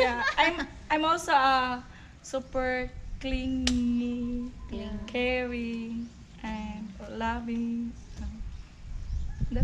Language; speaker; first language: English; non-native, local second language; Filipino